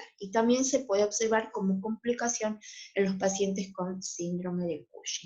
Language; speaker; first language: Spanish; native; Spanish